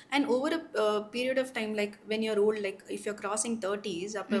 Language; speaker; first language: English; non-native, local second language; Tamil